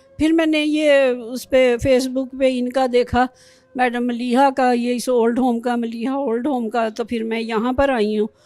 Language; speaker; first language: Urdu; non-native, local second language; Pashto